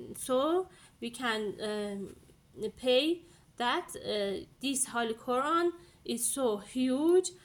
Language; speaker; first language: English; non-native, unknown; Persian